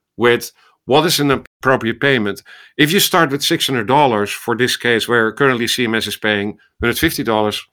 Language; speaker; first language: English; non-native, fluent; Dutch